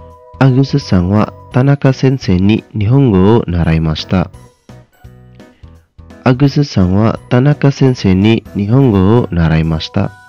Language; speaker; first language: Japanese; non-native, fluent; Indonesian